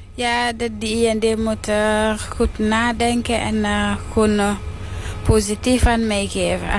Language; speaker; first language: Dutch; non-native, learner; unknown